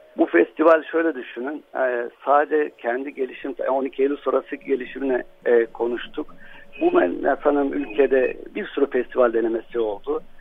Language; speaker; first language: Turkish; non-native, local second language; Arabic